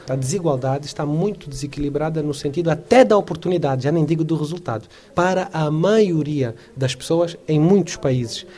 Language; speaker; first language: Portuguese; native; Portuguese